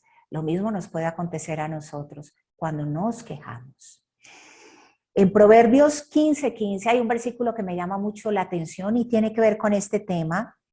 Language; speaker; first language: Spanish; native; Spanish